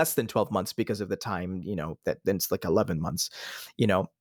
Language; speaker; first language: English; native; English